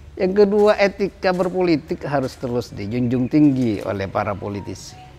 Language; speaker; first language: Indonesian; non-native, local second language; Madurese